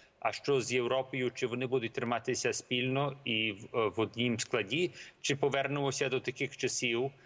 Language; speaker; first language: Ukrainian; early bilingual, heritage; Ukrainian